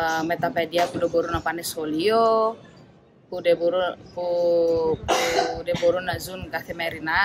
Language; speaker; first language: Greek; non-native, fluent; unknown